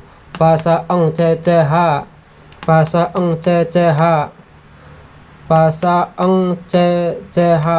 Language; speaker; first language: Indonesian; non-native, local second language; Javanese